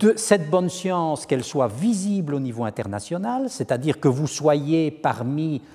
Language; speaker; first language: French; native; French